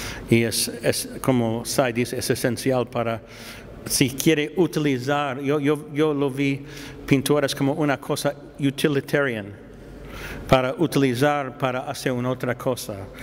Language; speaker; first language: Spanish; non-native, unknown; English